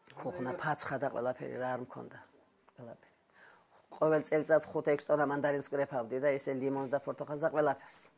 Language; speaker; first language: Georgian; non-native, local second language; Abkhazian